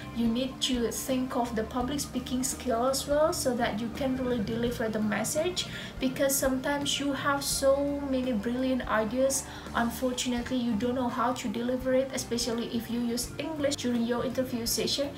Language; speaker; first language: English; non-native, fluent; Indonesian